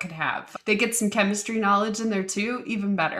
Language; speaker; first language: English; native; English